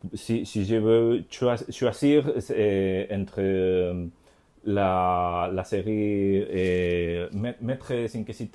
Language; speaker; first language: French; non-native, learner; Spanish